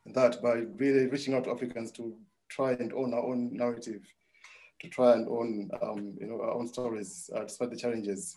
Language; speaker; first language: English; non-native, local second language; Nyanja